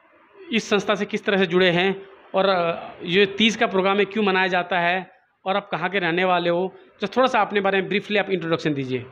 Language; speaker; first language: Hindi; native; Hindi